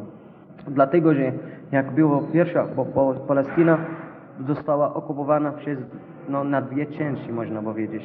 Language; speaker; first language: Polish; non-native, learner; Arabic